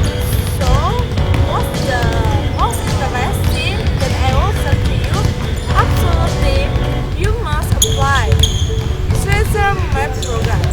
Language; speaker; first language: English; non-native, learner; Indonesian